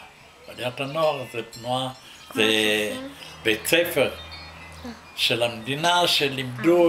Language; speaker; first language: Hebrew; non-native, fluent; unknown